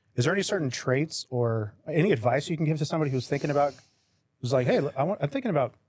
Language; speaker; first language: English; native; English